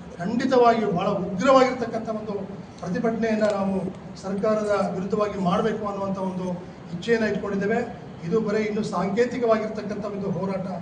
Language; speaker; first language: Kannada; non-native, local second language; Lambadi